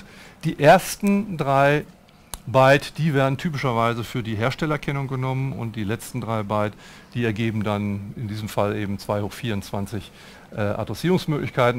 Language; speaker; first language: German; native; German